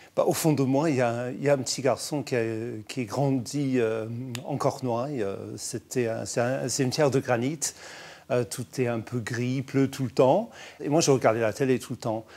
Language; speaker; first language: French; non-native, fluent; English